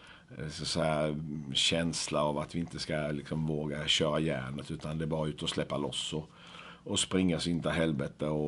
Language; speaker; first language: Swedish; native; Swedish